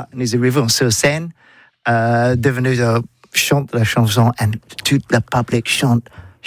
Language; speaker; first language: French; non-native, learner; English